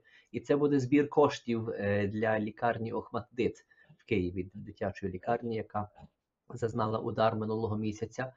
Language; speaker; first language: Ukrainian; early bilingual, heritage; Ukrainian